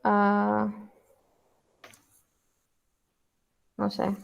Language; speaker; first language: Spanish; non-native, learner; Arabic